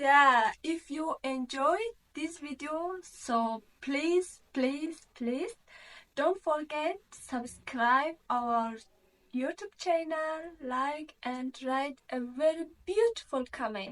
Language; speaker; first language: English; non-native, learner; Persian